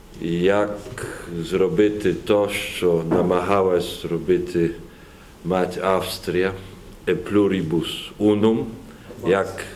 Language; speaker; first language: Polish; non-native, learner; Ukrainian